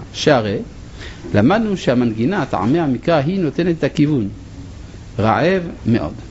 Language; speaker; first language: Hebrew; non-native, fluent; French